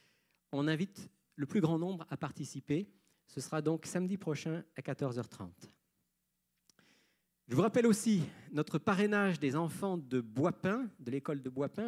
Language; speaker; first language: French; native; French